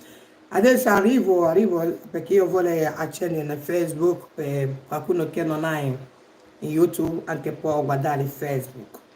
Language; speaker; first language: Italian; non-native, learner; Igbo